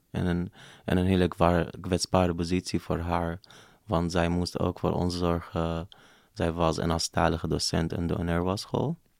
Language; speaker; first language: Dutch; non-native, fluent; Arabic